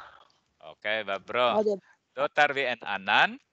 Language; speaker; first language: Swedish; non-native, fluent; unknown